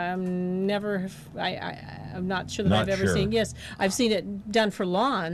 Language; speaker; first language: English; native; English